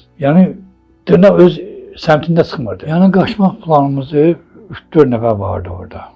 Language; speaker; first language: Azerbaijani; non-native, local second language; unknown